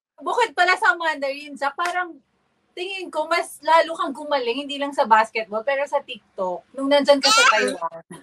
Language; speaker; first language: Filipino; native; Filipino